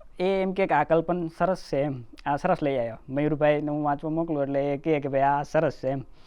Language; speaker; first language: Gujarati; native; Gujarati